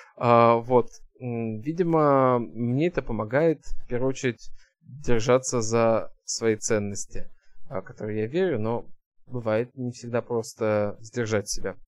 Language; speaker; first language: Russian; early bilingual, heritage; Russian